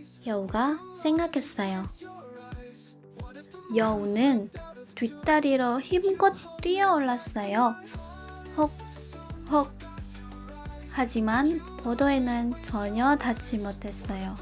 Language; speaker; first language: Korean; non-native, learner; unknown